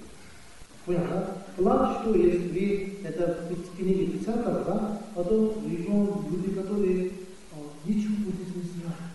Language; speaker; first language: Russian; non-native, learner; Tibetan